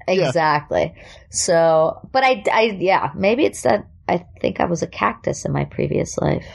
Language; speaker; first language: English; early bilingual, other home language; German